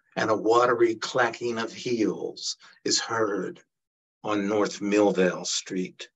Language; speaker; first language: English; early bilingual, other home language; Italian